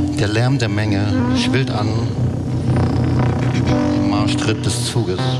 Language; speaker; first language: German; native; German